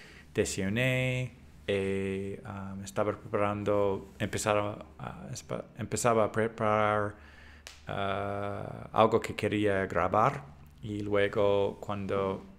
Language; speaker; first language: Spanish; non-native, fluent; English